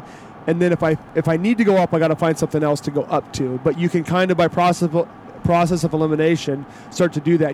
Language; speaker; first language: English; native; English